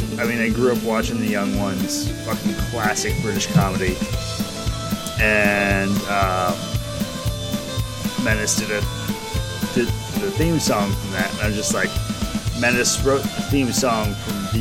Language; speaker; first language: English; native; English